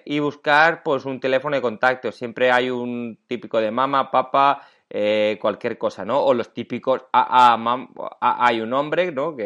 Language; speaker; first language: Spanish; native; Spanish